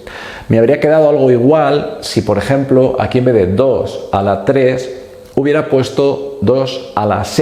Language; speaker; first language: Spanish; native; Spanish